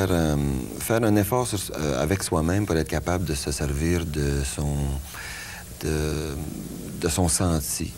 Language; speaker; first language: French; native; French